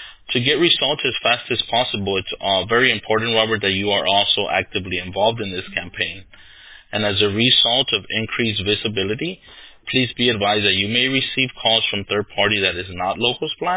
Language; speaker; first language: English; early bilingual, other home language; Spanish